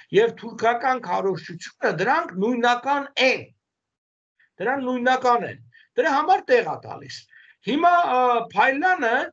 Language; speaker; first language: Armenian; native; Armenian